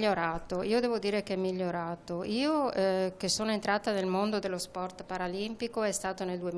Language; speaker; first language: Italian; native; Italian